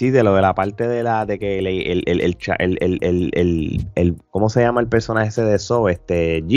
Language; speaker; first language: Spanish; native; Spanish